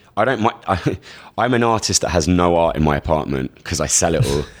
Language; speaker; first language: English; native; English